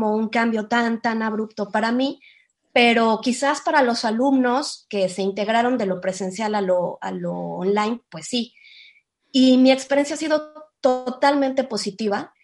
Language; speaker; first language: Spanish; native; Spanish